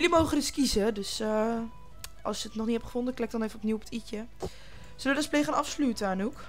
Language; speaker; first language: Dutch; native; Dutch